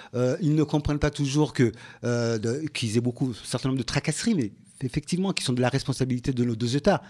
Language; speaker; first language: French; early bilingual, other home language; Ngazidja Comorian